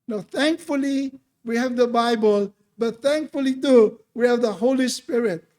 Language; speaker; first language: English; non-native, local second language; Filipino